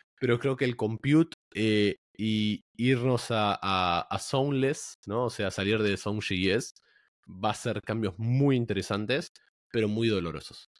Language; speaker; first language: Spanish; native; Spanish